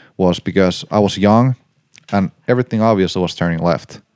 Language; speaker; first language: English; non-native, fluent; Finnish